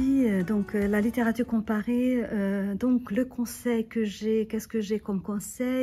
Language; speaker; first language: French; non-native, fluent; Hungarian